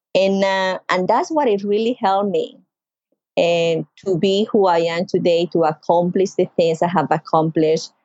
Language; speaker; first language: English; non-native, learner; Spanish